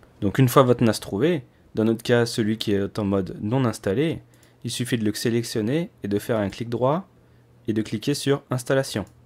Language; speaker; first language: French; native; French